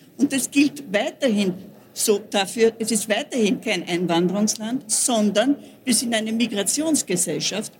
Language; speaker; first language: German; native; German